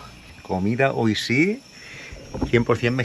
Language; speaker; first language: Spanish; native; Spanish